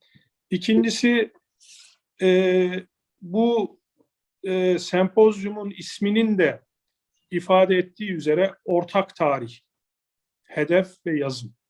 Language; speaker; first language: Turkish; native; Turkish